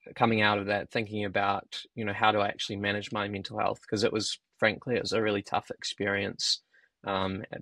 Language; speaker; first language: English; native; English